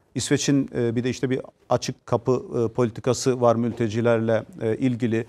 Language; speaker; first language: Turkish; native; Turkish